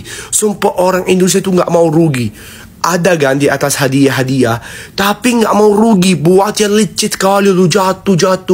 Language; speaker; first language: Indonesian; non-native, fluent; Arabic